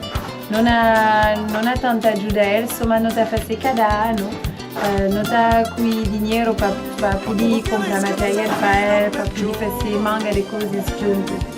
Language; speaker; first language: Portuguese; non-native, local second language; Upper Guinea Crioulo